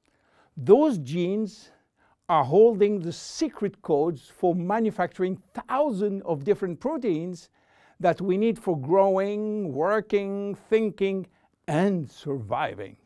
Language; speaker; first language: English; non-native, fluent; French